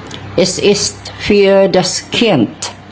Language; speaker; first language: German; non-native, fluent; Cebuano